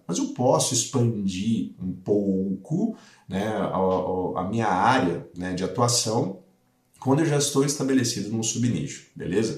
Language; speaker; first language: Portuguese; native; Portuguese